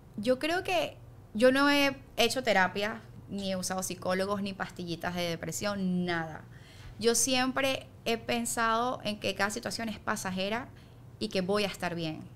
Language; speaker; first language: Spanish; native; Spanish